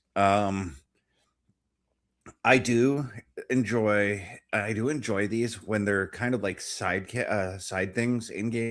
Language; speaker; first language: English; native; English